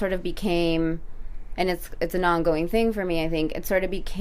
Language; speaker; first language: English; early bilingual, other home language; Spanish